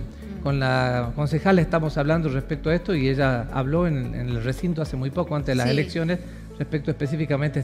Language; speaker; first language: Spanish; native; Spanish